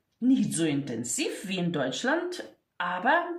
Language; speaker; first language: German; non-native, fluent; Ukrainian